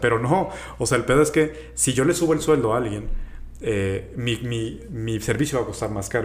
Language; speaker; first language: Spanish; native; Spanish